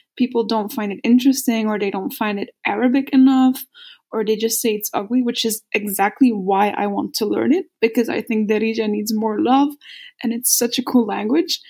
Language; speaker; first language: English; non-native, fluent; Dutch